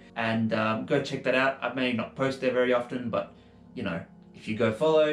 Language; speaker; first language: English; native; English